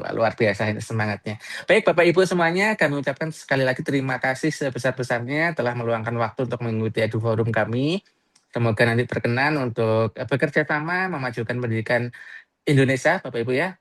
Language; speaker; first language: Indonesian; native; Indonesian